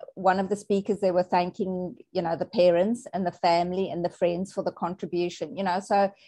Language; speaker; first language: English; native; English